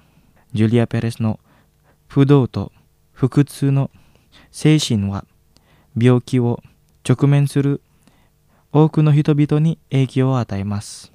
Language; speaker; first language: Japanese; non-native, fluent; Indonesian